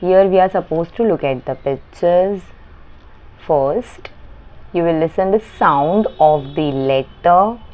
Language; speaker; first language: English; non-native, local second language; Marathi